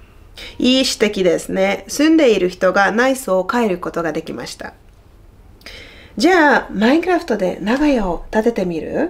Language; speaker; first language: Japanese; non-native, fluent; Hungarian